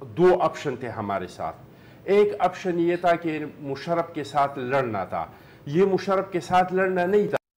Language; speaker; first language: Urdu; non-native, local second language; Pashto